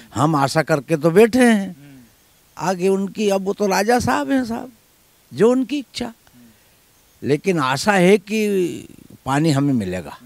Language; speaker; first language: Hindi; native; Hindi